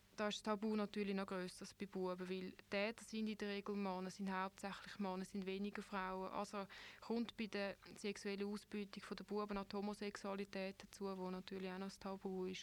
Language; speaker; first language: German; native; German